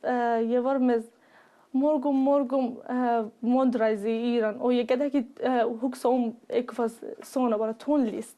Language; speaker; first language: Icelandic; non-native, learner; Persian